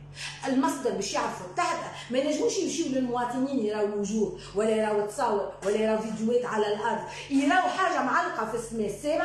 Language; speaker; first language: Arabic; native; Arabic